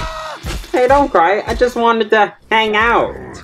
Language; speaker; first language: English; native; English